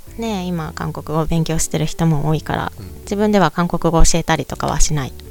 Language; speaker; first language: Japanese; native; Japanese